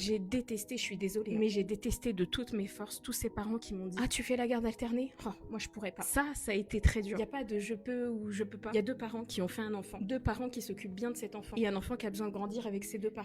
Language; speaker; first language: French; native; French